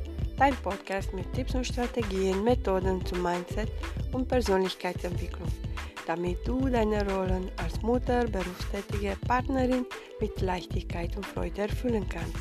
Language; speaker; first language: German; non-native, fluent; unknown